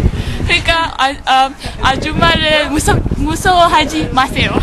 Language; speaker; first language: Korean; non-native, fluent; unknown